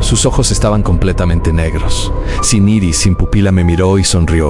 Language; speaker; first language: Spanish; native; Spanish